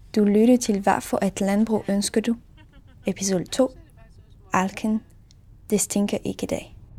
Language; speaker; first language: Danish; non-native, fluent; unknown